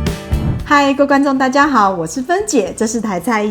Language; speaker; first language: Chinese; native; Chinese